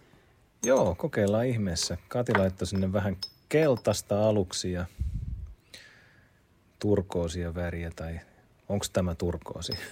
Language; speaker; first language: Finnish; native; Finnish